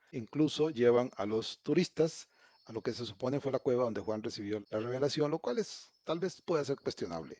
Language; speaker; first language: Spanish; native; Spanish